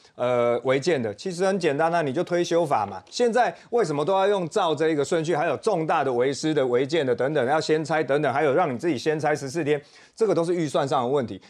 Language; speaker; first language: Chinese; native; Chinese